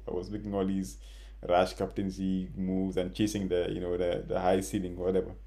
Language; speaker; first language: English; non-native, local second language; Wolof